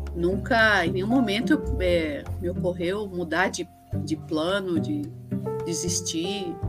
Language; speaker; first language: Portuguese; early bilingual, other home language; Spanish